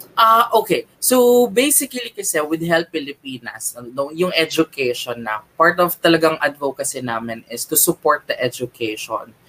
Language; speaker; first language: English; non-native, local second language; Filipino